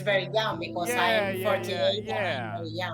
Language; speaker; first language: English; non-native, learner; Spanish